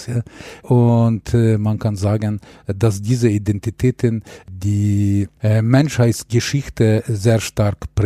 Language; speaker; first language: German; non-native, fluent; Ukrainian